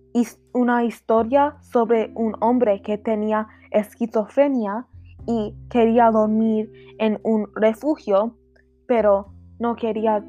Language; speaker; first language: Spanish; non-native, learner; English